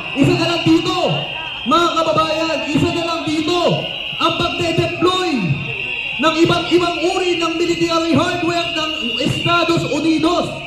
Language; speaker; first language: Filipino; native; Filipino